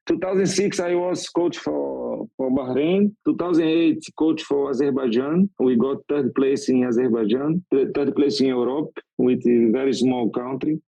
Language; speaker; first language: English; non-native, learner; Portuguese